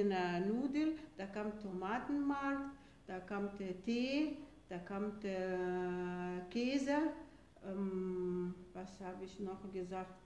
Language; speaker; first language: German; non-native, fluent; Arabic